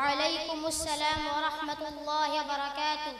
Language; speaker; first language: Arabic; non-native, learner; Urdu